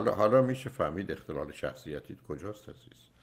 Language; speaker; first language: Persian; native; Persian